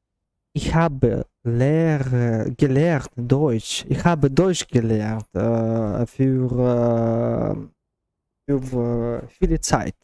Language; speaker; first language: German; non-native, learner; Russian